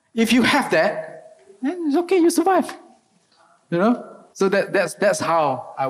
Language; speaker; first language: English; non-native, local second language; Malay